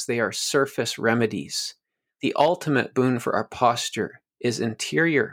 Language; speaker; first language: English; native; English